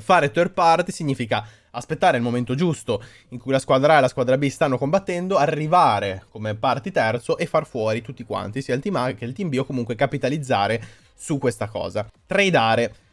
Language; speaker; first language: Italian; native; Italian